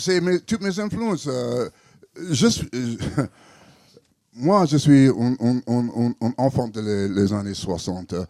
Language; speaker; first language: French; non-native, learner; English